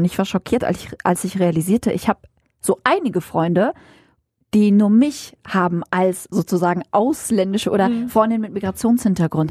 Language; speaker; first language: German; early bilingual, other home language; Arabic